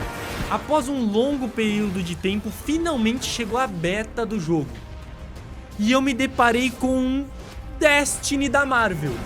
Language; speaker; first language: Portuguese; native; Portuguese